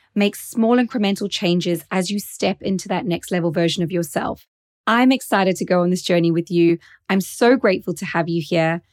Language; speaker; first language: English; native; English